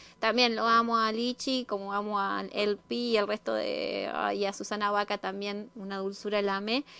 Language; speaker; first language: Spanish; native; Spanish